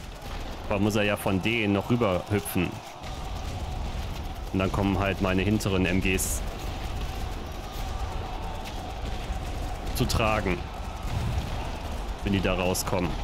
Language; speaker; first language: German; native; German